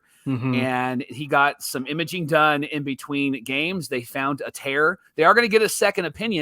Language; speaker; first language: English; native; English